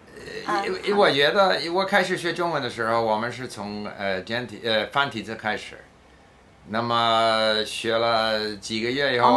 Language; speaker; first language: Chinese; non-native, fluent; English